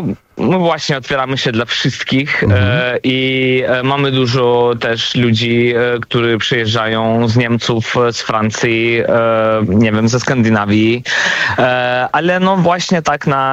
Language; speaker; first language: Polish; non-native, learner; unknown